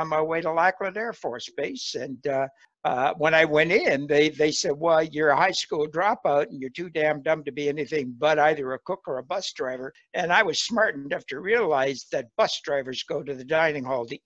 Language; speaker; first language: English; native; English